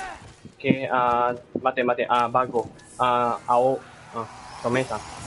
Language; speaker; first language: Japanese; non-native, learner; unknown